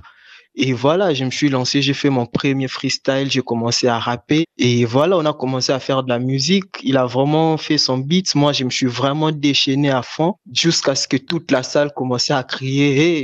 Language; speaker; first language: French; non-native, local second language; Lingala